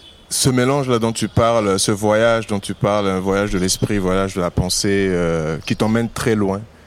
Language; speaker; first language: French; non-native, local second language; Lingala